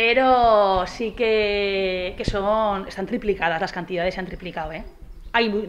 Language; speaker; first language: Spanish; native; Spanish